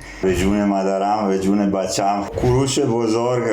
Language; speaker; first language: Persian; non-native, learner; Serbian